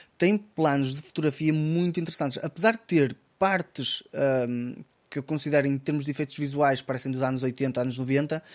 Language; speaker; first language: Portuguese; native; Portuguese